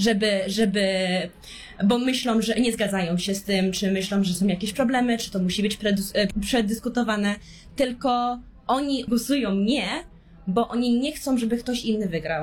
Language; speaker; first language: Polish; early bilingual, heritage; Polish